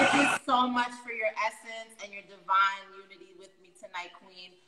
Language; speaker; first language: English; native; English